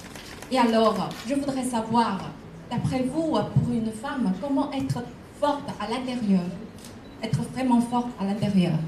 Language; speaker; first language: French; non-native, fluent; Chinese